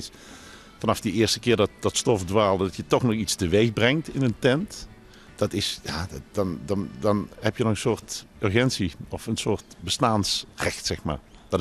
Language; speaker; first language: Dutch; native; Dutch